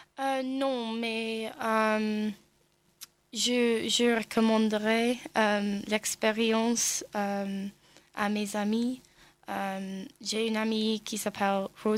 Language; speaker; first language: French; non-native, learner; English